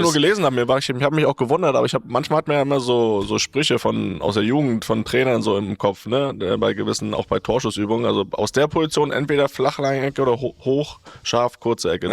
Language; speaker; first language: German; native; German